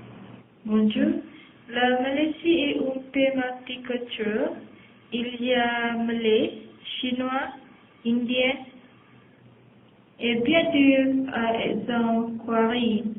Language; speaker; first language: French; non-native, learner; Malay